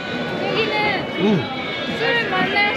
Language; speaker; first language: Korean; non-native, learner; Japanese